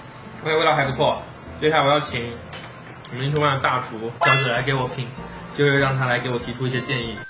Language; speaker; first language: Chinese; native; Chinese